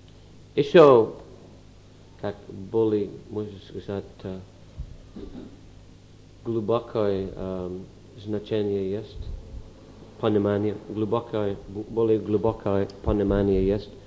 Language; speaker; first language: Russian; non-native, fluent; English